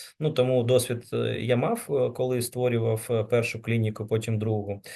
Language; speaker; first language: Ukrainian; native; Ukrainian